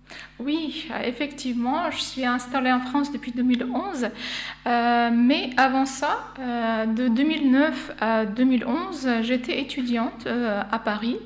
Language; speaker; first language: French; non-native, fluent; Armenian